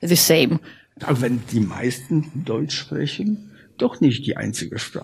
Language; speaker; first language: German; non-native, fluent; Polish